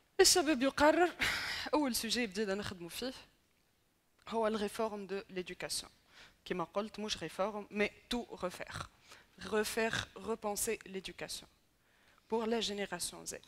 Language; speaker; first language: Arabic; native; Arabic